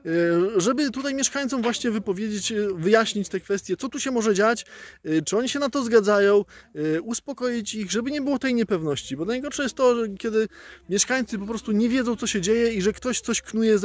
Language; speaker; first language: Polish; native; Polish